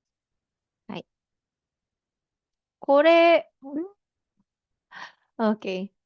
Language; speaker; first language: Japanese; non-native, fluent; Filipino